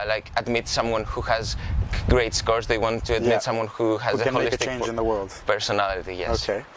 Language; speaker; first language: English; non-native, fluent; Greek